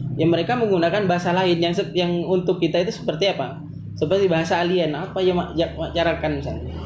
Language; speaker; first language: Indonesian; non-native, local second language; Madurese